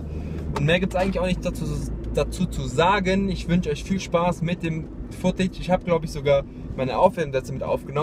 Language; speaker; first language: German; native; German